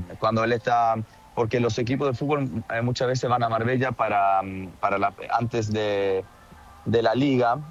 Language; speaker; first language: Spanish; early bilingual, heritage; Norwegian